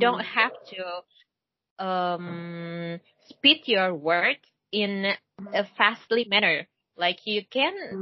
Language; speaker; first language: English; non-native, learner; Indonesian